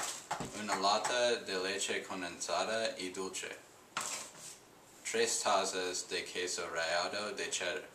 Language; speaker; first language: Spanish; non-native, learner; English